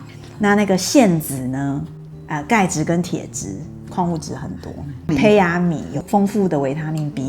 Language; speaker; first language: Chinese; native; Chinese